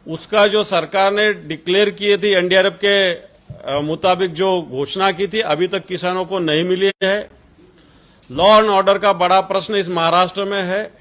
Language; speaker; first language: Hindi; non-native, local second language; Marathi